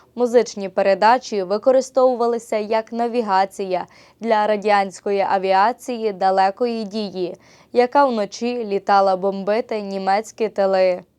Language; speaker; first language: Ukrainian; early bilingual, heritage; Ukrainian